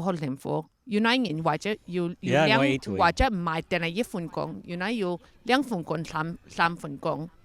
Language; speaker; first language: Cantonese; early bilingual, heritage; Cantonese